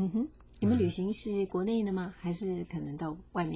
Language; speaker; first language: Chinese; native; Chinese